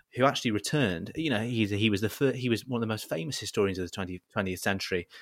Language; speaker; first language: English; native; English